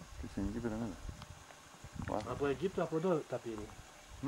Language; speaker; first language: Greek; non-native, learner; Romanian